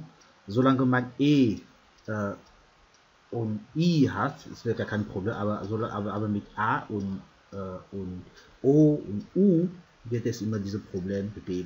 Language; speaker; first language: German; non-native, fluent; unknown